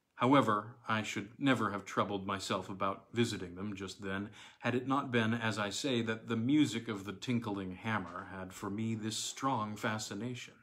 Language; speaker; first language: English; native; English